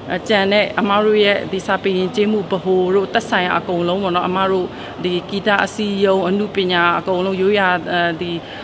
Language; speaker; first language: Burmese; non-native, local second language; Shwe Palaung